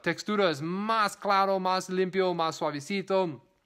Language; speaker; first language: Spanish; non-native, learner; English